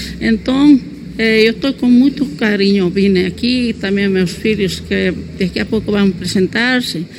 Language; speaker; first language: Portuguese; non-native, fluent; Spanish